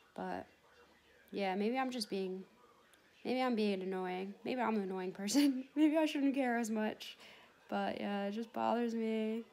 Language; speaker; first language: English; native; English